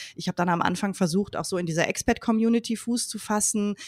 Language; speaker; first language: German; native; German